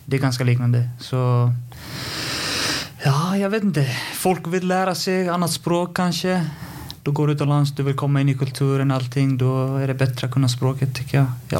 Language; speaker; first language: Swedish; non-native, fluent; Icelandic